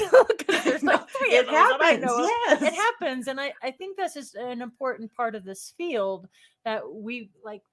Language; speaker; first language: English; native; English